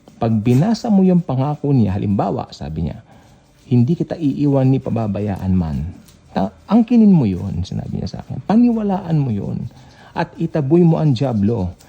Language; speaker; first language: Filipino; native; Filipino